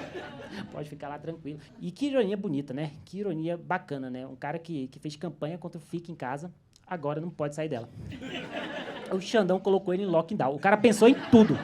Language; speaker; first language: Portuguese; native; Portuguese